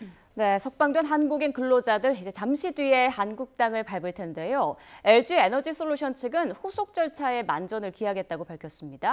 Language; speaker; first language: Korean; native; Korean